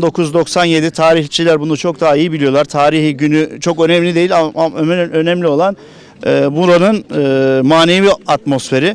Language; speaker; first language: Turkish; native; Turkish